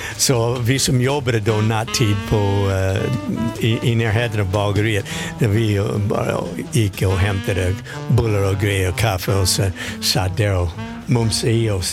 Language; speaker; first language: Swedish; non-native, fluent; English